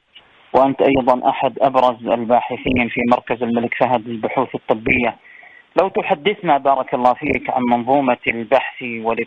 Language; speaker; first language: Arabic; native; Arabic